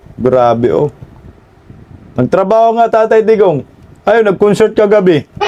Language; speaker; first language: Filipino; non-native, local second language; Cebuano